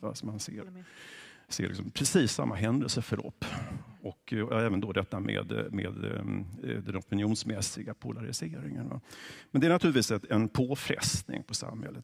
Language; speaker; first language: Swedish; native; Swedish